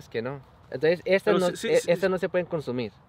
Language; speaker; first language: Spanish; native; Spanish